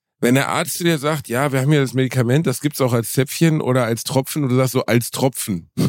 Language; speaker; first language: German; native; German